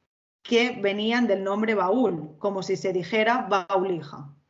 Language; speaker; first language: Spanish; native; Spanish